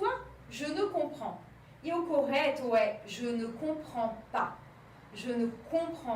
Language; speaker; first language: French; non-native, fluent; Portuguese